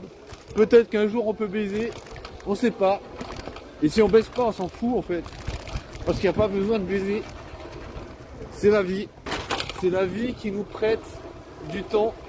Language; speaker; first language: French; native; French